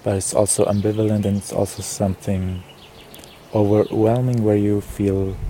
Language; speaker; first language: English; non-native, fluent; German